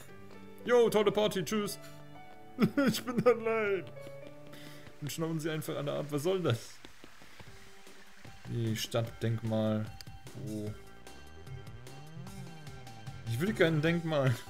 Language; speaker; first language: German; native; German